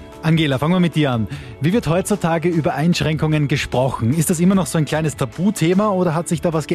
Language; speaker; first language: German; native; German